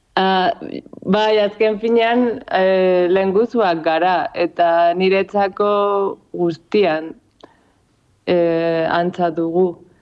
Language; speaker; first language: Basque; non-native, local second language; Spanish